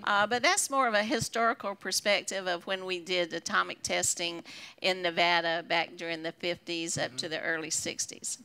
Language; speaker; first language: English; native; English